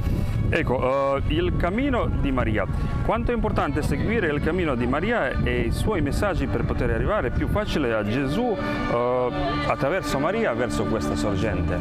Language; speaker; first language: Italian; non-native, fluent; Croatian